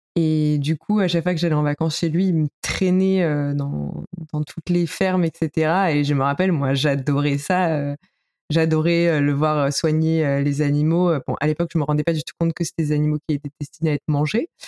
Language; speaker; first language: French; native; French